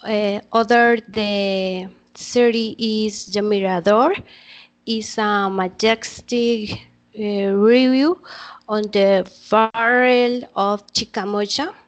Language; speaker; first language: English; non-native, learner; Spanish